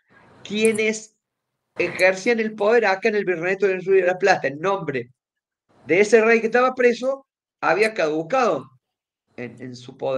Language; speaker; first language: Spanish; native; Spanish